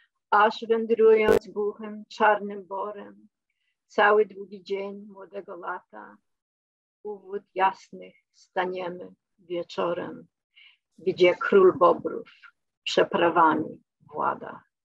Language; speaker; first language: Polish; early bilingual, heritage; Polish